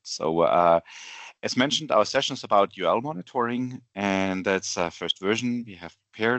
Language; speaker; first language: English; non-native, fluent; German